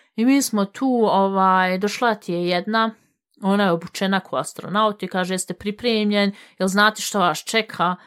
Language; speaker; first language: Bosnian; early bilingual, heritage; Bosnian